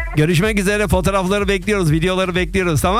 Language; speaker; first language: Turkish; native; Turkish